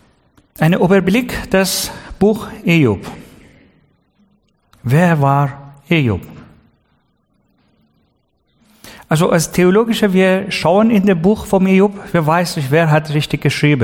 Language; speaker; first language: German; non-native, learner; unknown